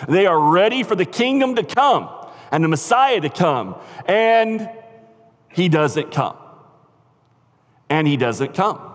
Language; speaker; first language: English; native; English